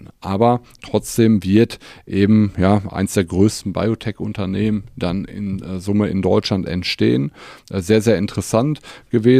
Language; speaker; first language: German; native; German